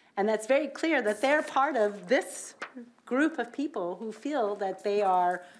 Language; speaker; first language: English; native; English